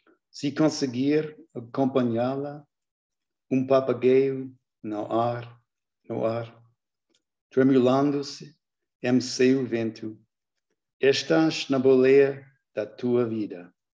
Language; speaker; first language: Portuguese; non-native, learner; English